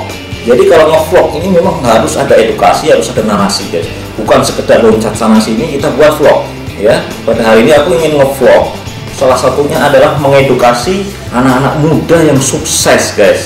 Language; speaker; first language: Indonesian; non-native, local second language; Javanese